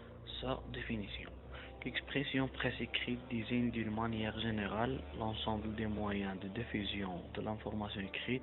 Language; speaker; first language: French; non-native, learner; Arabic